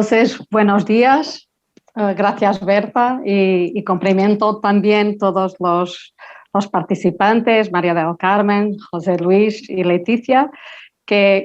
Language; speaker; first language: Spanish; non-native, local second language; Portuguese